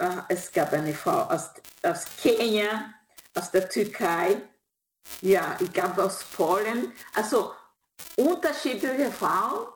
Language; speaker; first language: German; non-native, fluent; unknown